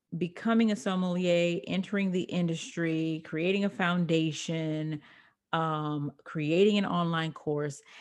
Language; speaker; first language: English; native; English